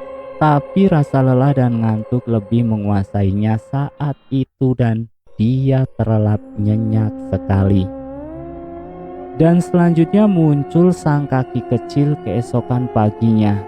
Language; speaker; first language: Indonesian; native; Indonesian